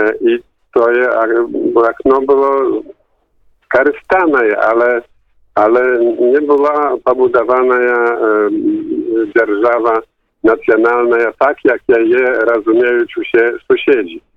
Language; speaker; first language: Polish; non-native, local second language; Belarusian